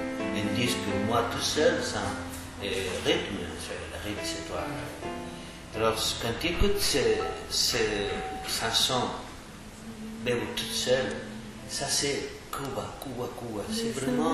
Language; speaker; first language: French; non-native, fluent; Spanish